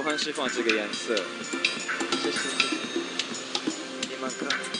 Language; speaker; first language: Chinese; non-native, learner; English